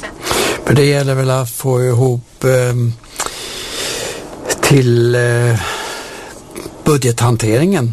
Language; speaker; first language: Swedish; native; Swedish